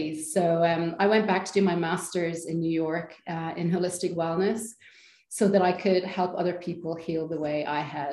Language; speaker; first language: English; native; English